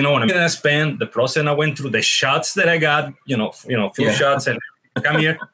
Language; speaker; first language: English; non-native, fluent; Italian